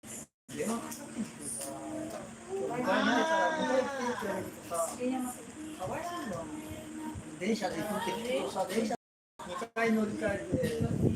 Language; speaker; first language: Japanese; native; Japanese